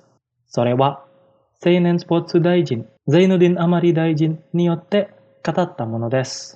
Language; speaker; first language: Japanese; non-native, fluent; Indonesian